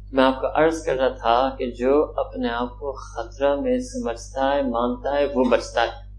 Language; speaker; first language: Urdu; early bilingual, heritage; Urdu